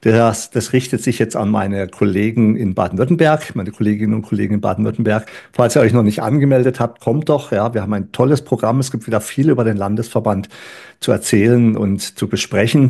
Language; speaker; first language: German; native; German